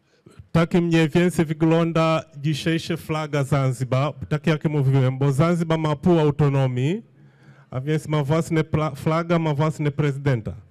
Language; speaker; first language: Polish; non-native, fluent; Swahili